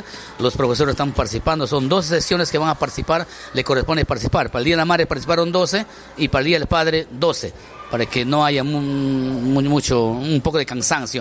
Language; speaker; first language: Spanish; native; Spanish